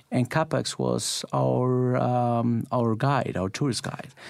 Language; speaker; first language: English; non-native, fluent; Spanish